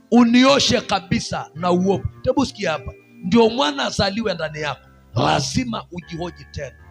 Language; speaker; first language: Swahili; non-native, local second language; Masai